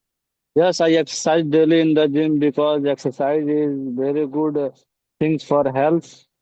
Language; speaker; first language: English; non-native, learner; Hindi